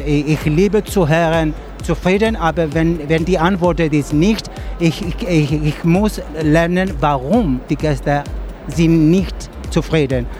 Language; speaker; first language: German; non-native, learner; Greek